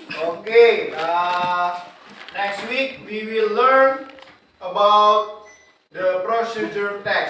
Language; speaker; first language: English; non-native, fluent; Indonesian